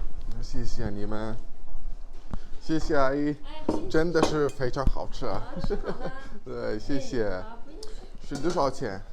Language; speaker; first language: Chinese; non-native, learner; Chechen